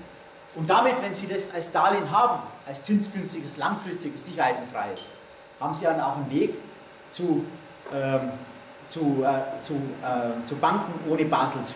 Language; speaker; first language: German; native; German